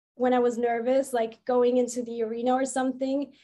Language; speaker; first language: English; non-native, fluent; German